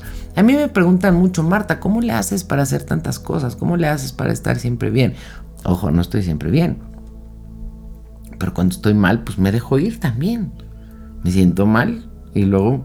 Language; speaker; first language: Spanish; native; Spanish